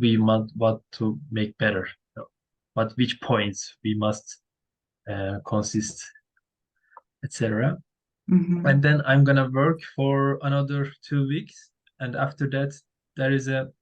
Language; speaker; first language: English; non-native, learner; Turkish